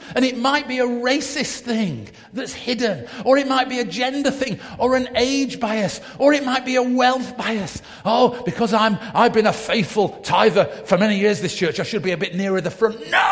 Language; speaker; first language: English; native; English